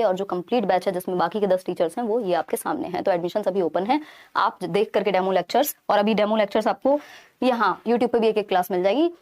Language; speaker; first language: Hindi; native; Hindi